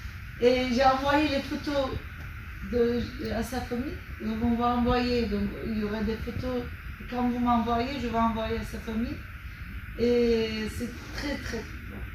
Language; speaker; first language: French; non-native, fluent; Turkish